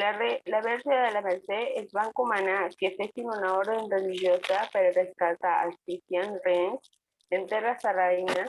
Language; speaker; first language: Catalan; non-native, learner; Spanish